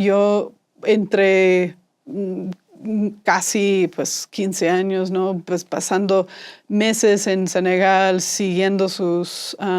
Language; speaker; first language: Spanish; non-native, fluent; English